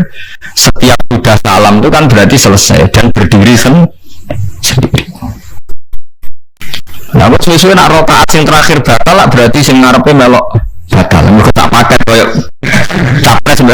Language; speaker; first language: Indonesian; non-native, local second language; Javanese